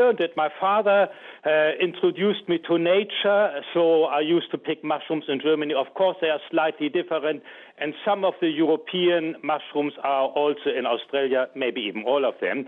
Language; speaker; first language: English; non-native, fluent; German